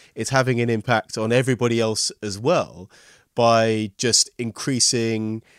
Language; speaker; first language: English; early bilingual, other home language; Hindi